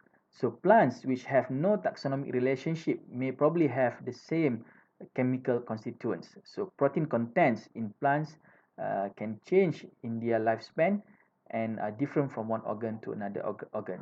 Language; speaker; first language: English; non-native, fluent; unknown